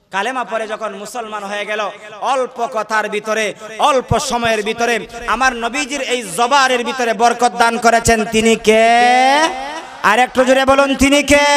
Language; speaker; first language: Bangla; non-native, local second language; Sylheti